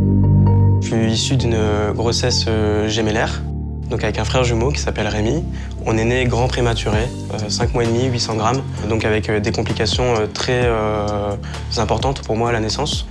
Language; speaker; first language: French; native; French